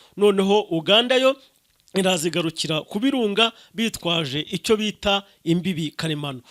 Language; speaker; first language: Kinyarwanda; native; Kinyarwanda